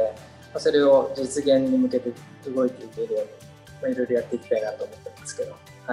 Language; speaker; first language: Japanese; native; Japanese